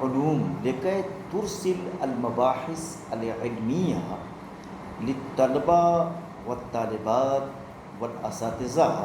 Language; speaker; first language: Arabic; non-native, fluent; Urdu